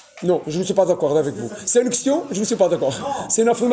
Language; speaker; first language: French; non-native, fluent; Portuguese